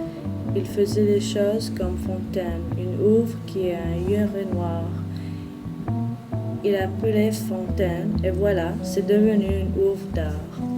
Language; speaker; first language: French; non-native, learner; English